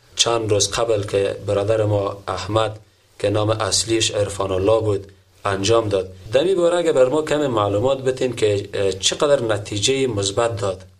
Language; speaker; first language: Persian; native; Persian